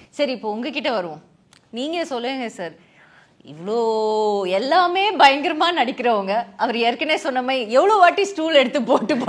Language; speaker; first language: Tamil; native; Tamil